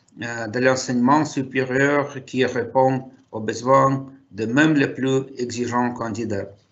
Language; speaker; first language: French; non-native, fluent; Russian